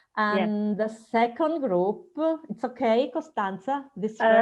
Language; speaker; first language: English; non-native, fluent; Italian